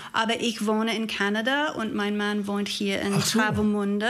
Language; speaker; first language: German; non-native, learner; English